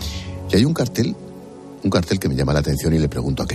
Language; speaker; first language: Spanish; native; Spanish